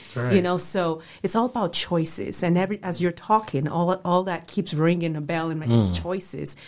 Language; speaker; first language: English; early bilingual, other home language; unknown